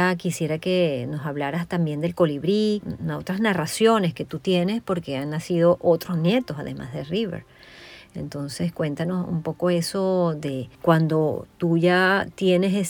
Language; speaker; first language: Spanish; native; Spanish